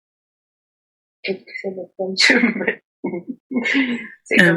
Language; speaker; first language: French; non-native, learner; Spanish